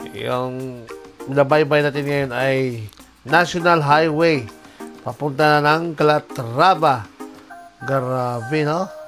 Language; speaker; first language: Filipino; non-native, local second language; Cebuano